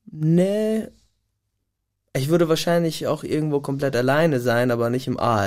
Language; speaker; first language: German; non-native, fluent; English